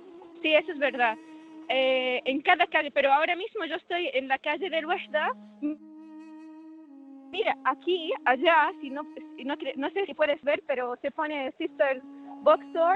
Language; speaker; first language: Spanish; non-native, fluent; Arabic